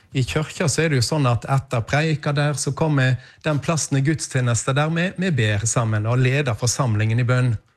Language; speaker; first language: Norwegian; native; Norwegian